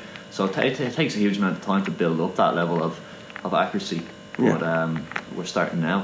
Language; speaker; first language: English; native; English